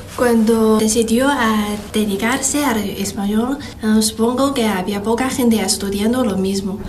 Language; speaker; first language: Spanish; non-native, fluent; Chinese